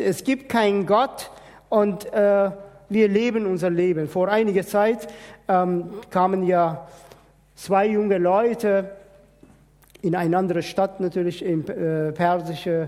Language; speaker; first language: German; non-native, fluent; Persian